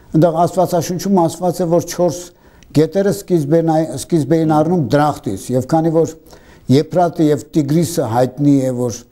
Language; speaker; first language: Armenian; native; Armenian